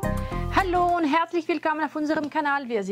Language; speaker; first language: German; non-native, fluent; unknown